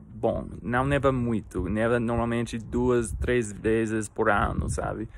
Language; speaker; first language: Portuguese; non-native, fluent; English